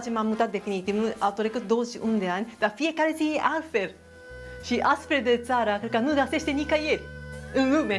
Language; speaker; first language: Romanian; non-native, fluent; Japanese